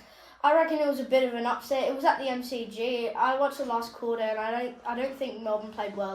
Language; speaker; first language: English; native; English